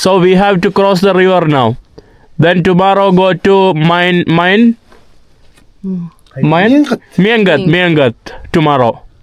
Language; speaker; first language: English; non-native, local second language; Malayalam